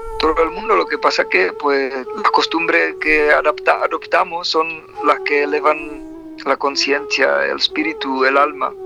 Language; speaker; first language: Spanish; non-native, fluent; Czech